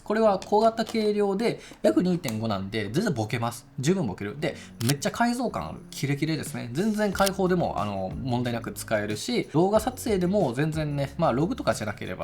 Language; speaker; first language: Japanese; native; Japanese